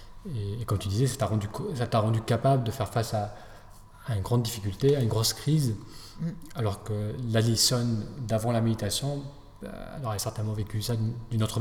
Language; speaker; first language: French; native; French